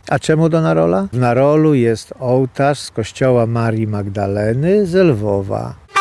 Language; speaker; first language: Polish; native; Polish